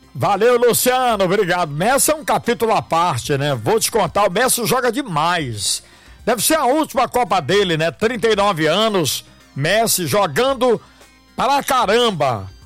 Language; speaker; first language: Portuguese; native; Portuguese